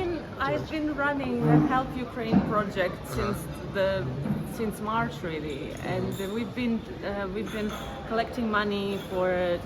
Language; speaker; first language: English; non-native, fluent; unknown